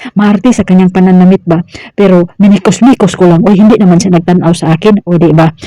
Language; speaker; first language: Filipino; non-native, local second language; Cebuano